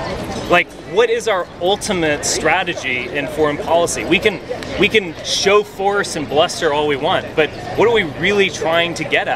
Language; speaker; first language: English; native; English